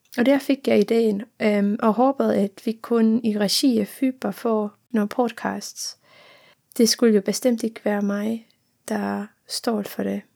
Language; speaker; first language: Danish; non-native, fluent; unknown